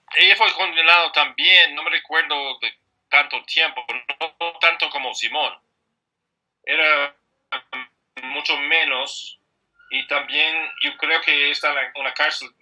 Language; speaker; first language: Spanish; non-native, fluent; English